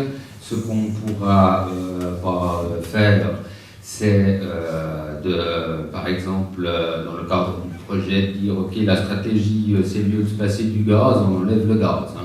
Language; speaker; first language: French; native; French